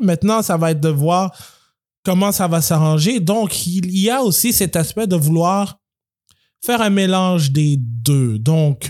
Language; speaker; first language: French; native; French